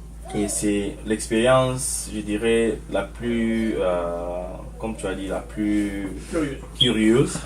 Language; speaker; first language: French; non-native, local second language; Lingala